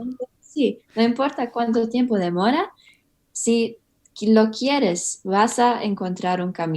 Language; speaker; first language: Spanish; early bilingual, heritage; English